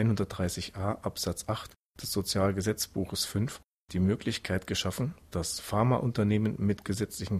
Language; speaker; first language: German; native; German